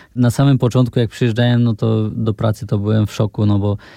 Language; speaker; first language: Polish; native; Polish